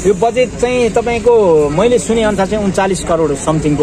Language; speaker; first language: Nepali; native; Nepali